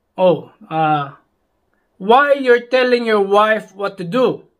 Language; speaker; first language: Filipino; non-native, local second language; Cebuano